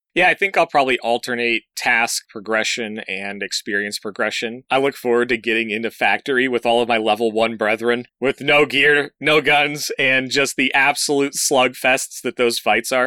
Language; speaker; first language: English; native; English